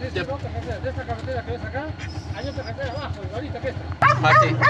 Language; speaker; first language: Spanish; native; Spanish